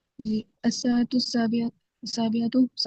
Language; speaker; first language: Arabic; non-native, learner; Urdu